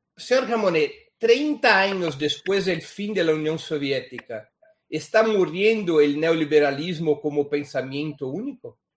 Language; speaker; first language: Spanish; non-native, fluent; Portuguese